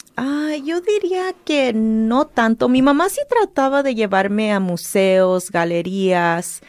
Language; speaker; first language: Spanish; early bilingual, heritage; Spanish